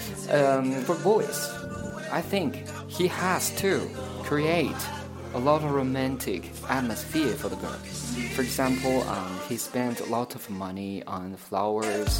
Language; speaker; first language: English; non-native, fluent; Chinese